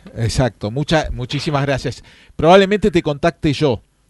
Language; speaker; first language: Spanish; native; Spanish